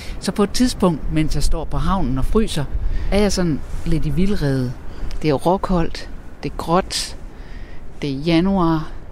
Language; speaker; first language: Danish; native; Danish